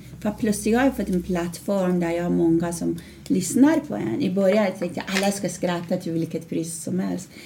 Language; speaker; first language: Swedish; non-native, fluent; Persian